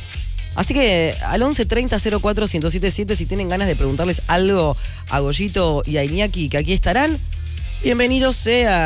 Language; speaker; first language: Spanish; native; Spanish